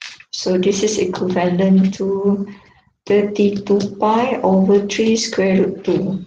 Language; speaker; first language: English; non-native, local second language; Malay